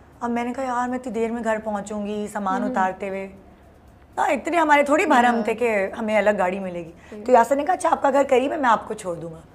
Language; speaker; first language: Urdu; native; Urdu